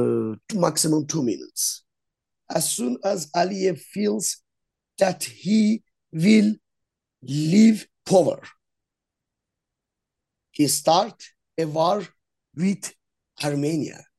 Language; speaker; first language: English; non-native, learner; Azerbaijani